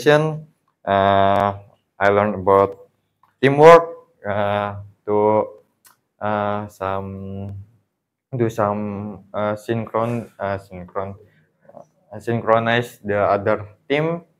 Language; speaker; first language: English; non-native, learner; Indonesian